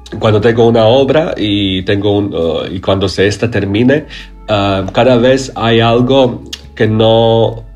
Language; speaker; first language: Spanish; non-native, learner; Croatian